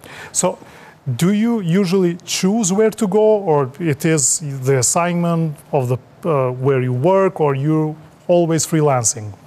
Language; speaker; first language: English; non-native, fluent; Albanian